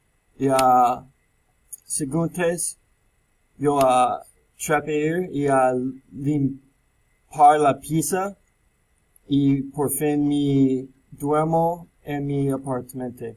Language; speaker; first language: Spanish; non-native, learner; English